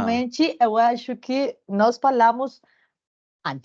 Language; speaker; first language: Portuguese; non-native, learner; Spanish